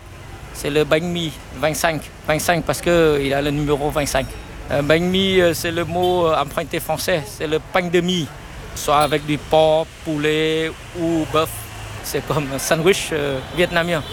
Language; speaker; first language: French; non-native, fluent; Vietnamese